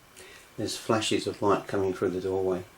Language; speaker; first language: English; native; English